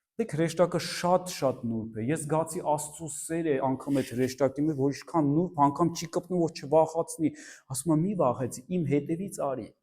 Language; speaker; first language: Armenian; early bilingual, heritage; Armenian